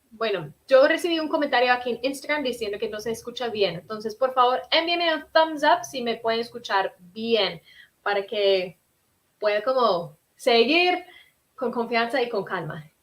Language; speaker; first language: Spanish; early bilingual, heritage; Spanish